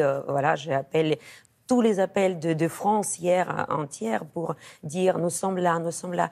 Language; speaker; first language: French; non-native, fluent; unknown